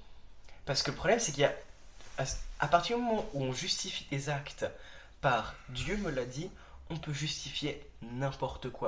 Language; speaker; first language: French; native; French